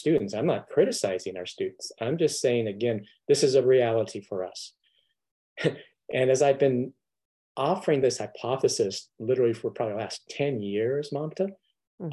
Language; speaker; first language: English; native; English